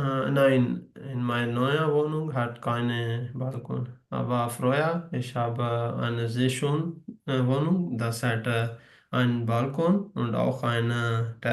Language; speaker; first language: German; non-native, learner; Hindi